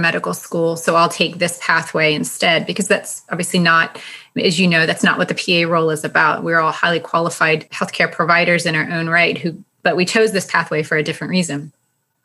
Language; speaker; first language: English; native; English